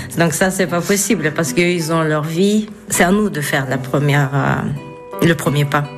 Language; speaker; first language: French; non-native, fluent; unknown